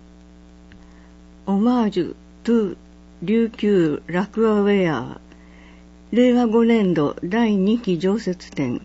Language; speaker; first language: Japanese; native; Japanese